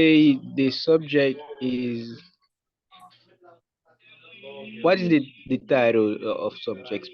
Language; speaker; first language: English; non-native, learner; Haitian Creole